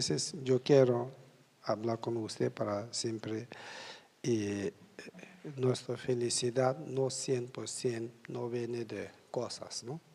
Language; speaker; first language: Spanish; non-native, learner; Tibetan